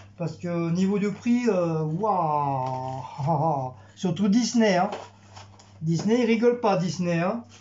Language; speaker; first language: French; native; French